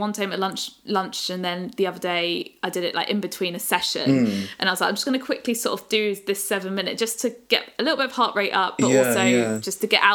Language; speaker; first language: English; native; English